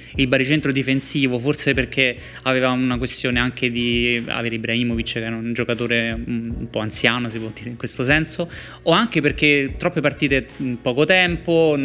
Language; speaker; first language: Italian; native; Italian